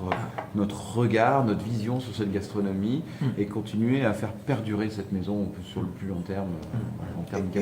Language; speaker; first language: French; native; French